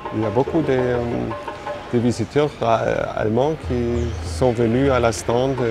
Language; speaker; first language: French; non-native, fluent; German